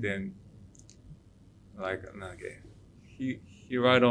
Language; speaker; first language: English; non-native, learner; Japanese